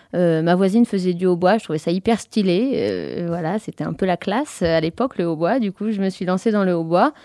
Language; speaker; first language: French; native; French